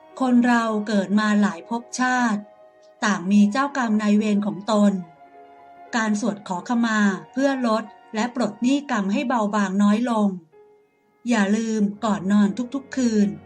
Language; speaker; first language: Thai; native; Thai